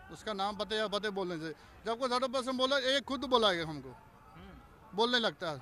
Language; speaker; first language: Hindi; native; Hindi